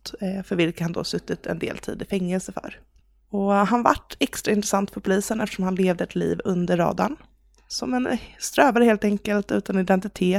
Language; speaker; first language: Swedish; native; Swedish